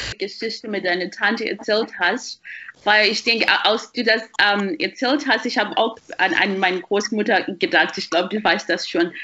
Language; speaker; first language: German; non-native, fluent; Shona